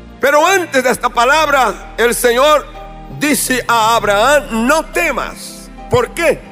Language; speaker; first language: Spanish; non-native, fluent; Portuguese